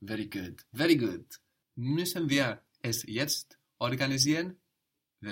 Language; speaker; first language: German; non-native, fluent; English